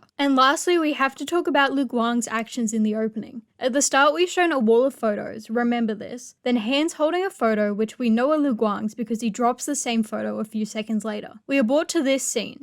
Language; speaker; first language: English; native; English